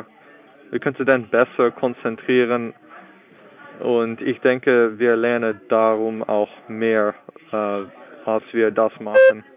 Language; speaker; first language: German; non-native, learner; English